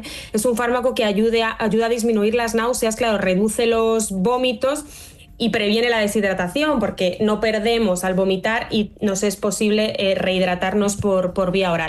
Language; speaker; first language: Spanish; native; Spanish